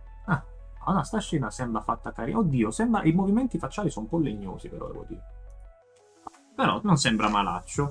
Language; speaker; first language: Italian; native; Italian